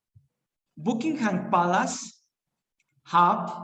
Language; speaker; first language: English; non-native, learner; Spanish